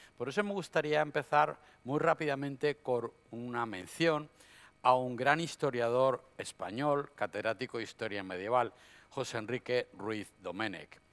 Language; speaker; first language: Spanish; native; Spanish